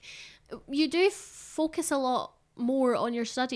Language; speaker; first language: English; native; English